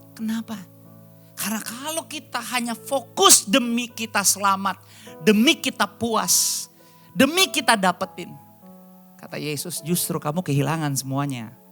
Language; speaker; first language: Indonesian; native; Indonesian